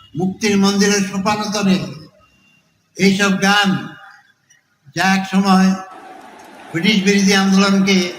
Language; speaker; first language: Bangla; native; Bangla